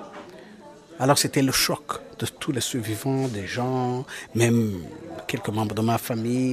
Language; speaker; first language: French; non-native, local second language; Kinyarwanda